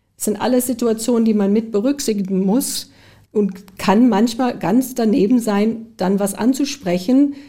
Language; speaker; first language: German; early bilingual, heritage; German